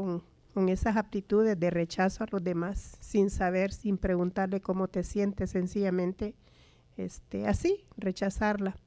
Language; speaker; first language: Spanish; native; Spanish